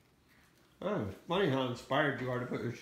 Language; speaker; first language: English; native; English